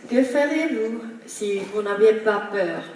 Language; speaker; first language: French; non-native, fluent; Estonian